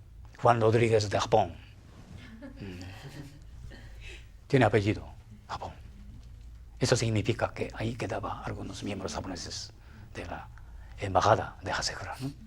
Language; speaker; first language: Spanish; non-native, fluent; Japanese